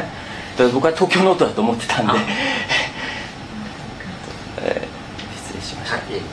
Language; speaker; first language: Japanese; native; Japanese